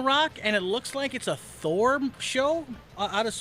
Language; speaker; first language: English; native; English